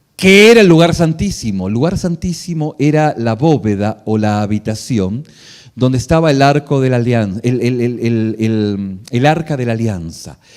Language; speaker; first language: Spanish; native; Spanish